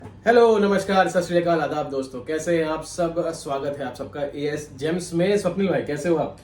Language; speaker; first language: Hindi; non-native, local second language; Punjabi